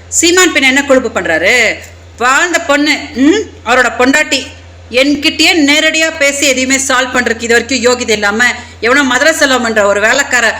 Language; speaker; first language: Tamil; native; Tamil